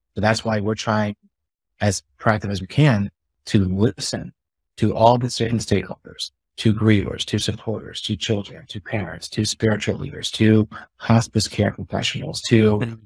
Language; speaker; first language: English; native; English